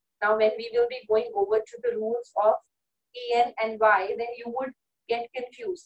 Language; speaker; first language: English; non-native, local second language; Hindi